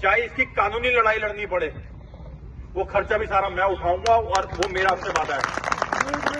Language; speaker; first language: Hindi; native; Hindi